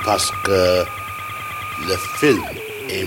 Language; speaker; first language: French; non-native, learner; English